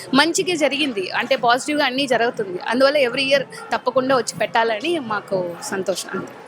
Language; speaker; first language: Telugu; native; Telugu